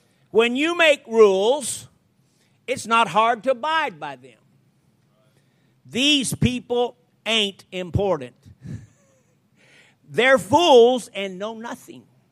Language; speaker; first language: English; native; English